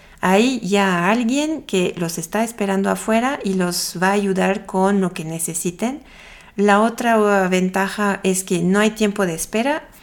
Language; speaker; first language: Spanish; non-native, fluent; French